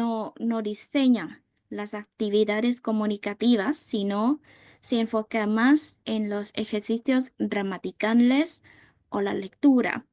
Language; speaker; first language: Spanish; non-native, fluent; Vietnamese